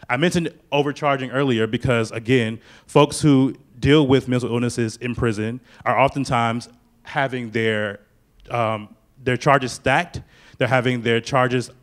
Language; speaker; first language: English; native; English